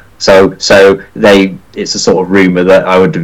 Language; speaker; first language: English; native; English